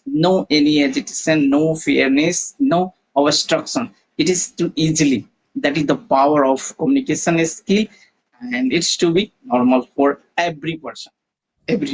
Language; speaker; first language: English; non-native, learner; Maithili